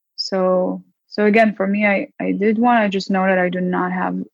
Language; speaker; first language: English; non-native, fluent; Hebrew